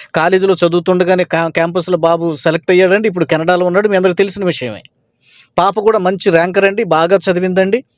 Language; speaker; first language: Telugu; native; Telugu